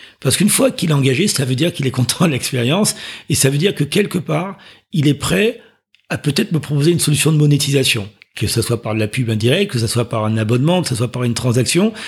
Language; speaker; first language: French; native; French